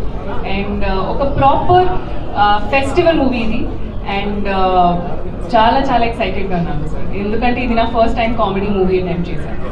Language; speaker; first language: Telugu; non-native, learner; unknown